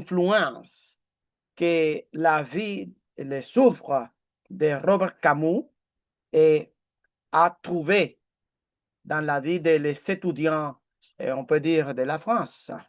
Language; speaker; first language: French; non-native, learner; Spanish